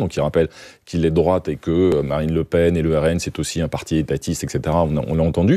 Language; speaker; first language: French; native; French